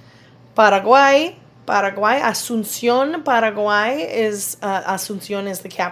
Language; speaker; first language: Spanish; non-native, fluent; English